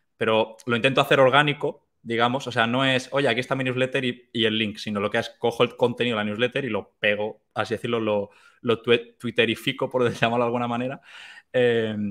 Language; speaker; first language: Spanish; native; Spanish